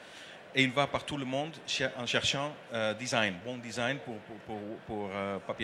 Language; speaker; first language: French; non-native, learner; Dutch